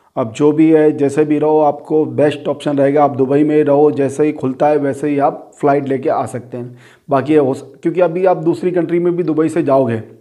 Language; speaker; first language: Hindi; native; Hindi